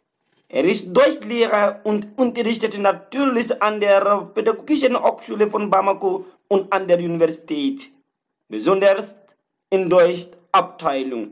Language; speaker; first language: German; non-native, learner; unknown